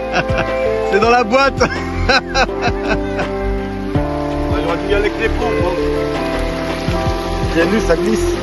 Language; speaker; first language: French; native; French